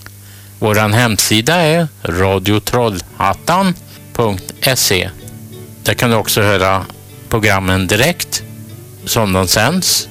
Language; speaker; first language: Swedish; native; Swedish